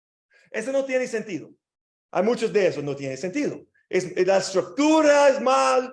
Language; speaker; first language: Spanish; non-native, learner; English